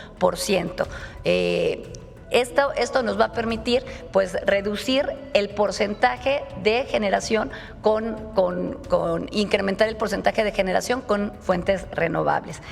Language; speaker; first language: Spanish; native; Spanish